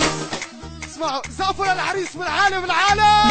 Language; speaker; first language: Arabic; native; Arabic